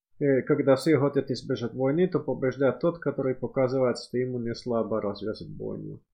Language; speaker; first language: Russian; non-native, fluent; Finnish